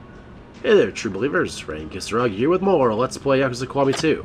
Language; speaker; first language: English; native; English